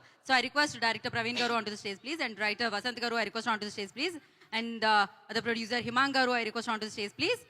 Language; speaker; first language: Telugu; native; Telugu